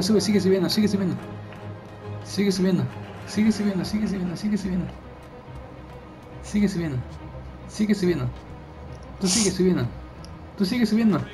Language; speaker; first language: Spanish; native; Spanish